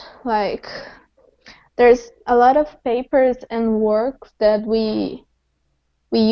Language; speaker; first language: English; non-native, fluent; Portuguese